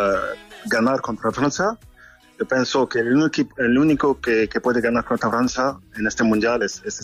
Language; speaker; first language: Spanish; non-native, fluent; French